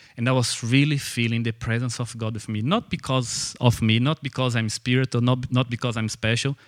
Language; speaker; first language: English; non-native, fluent; Portuguese